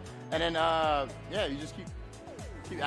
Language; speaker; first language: English; native; English